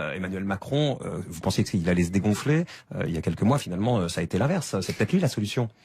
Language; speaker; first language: French; native; French